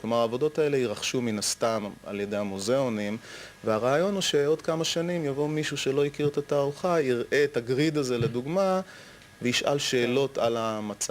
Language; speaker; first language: Hebrew; native; Hebrew